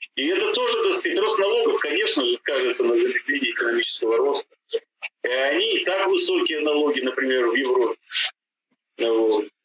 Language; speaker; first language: Russian; native; Russian